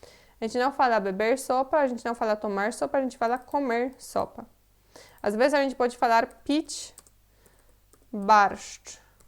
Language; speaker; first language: Portuguese; non-native, fluent; Polish